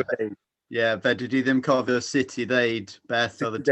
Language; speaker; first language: Welsh; non-native, fluent; English